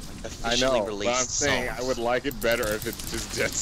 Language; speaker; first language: English; native; English